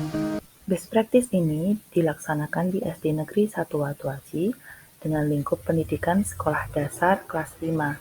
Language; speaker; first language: Indonesian; native; Indonesian